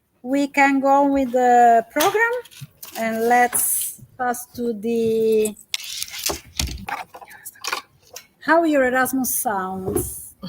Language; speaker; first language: English; non-native, fluent; Italian